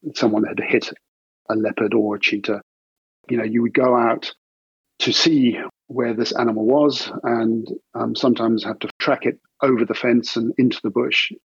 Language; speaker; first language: English; native; English